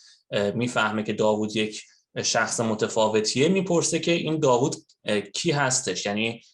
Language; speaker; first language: Persian; native; Persian